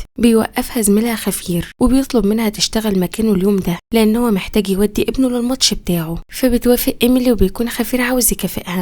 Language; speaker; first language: Arabic; native; Arabic